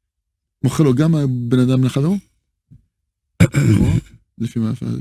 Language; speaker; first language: Hebrew; non-native, fluent; French